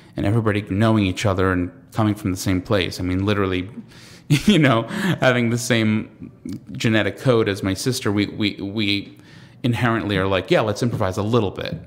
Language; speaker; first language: English; native; English